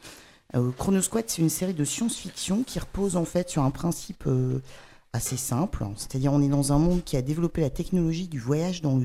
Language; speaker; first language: French; native; French